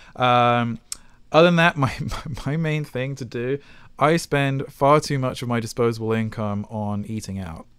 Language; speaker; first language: English; native; English